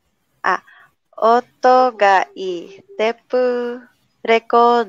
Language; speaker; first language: Japanese; non-native, learner; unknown